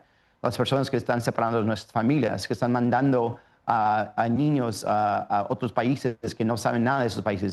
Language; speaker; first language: Spanish; early bilingual, heritage; Spanish